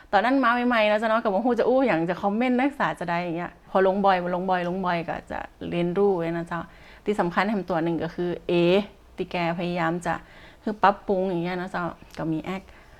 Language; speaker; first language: Thai; native; Thai